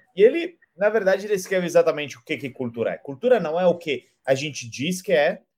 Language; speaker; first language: Portuguese; non-native, fluent; Italian